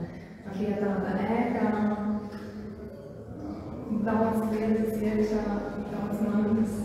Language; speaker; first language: Latvian; non-native, learner; German